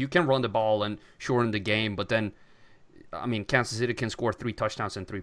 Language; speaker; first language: English; non-native, fluent; Swedish